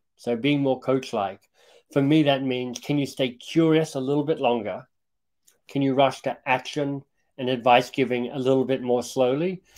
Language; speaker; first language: English; native; English